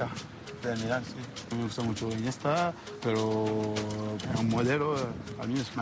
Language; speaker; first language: Spanish; non-native, learner; French